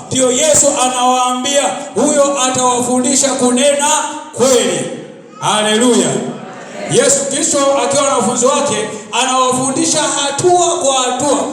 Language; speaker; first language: Swahili; non-native, local second language; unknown